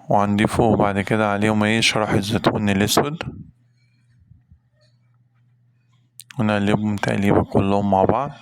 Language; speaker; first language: Arabic; native; Arabic